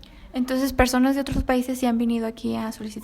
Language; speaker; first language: Spanish; native; Spanish